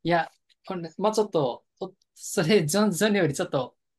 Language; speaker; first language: Japanese; non-native, fluent; Nepali